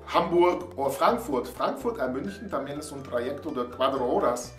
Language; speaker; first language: Spanish; non-native, learner; German